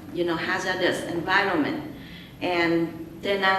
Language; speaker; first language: English; non-native, learner; Vietnamese